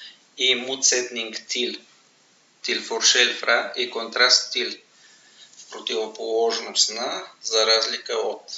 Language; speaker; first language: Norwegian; non-native, fluent; Bulgarian